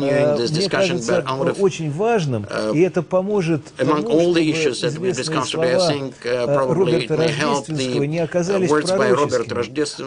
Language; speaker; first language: Russian; native; Russian